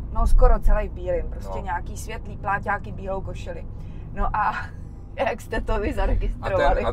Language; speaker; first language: Czech; native; Czech